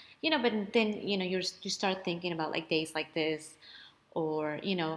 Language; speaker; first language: English; early bilingual, other home language; Spanish